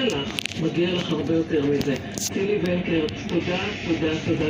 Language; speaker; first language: Hebrew; native; Hebrew